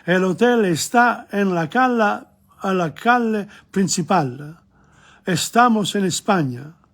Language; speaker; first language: Spanish; non-native, fluent; English